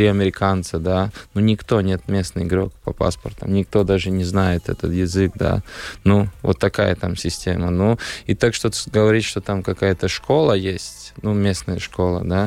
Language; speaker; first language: Russian; non-native, local second language; Latvian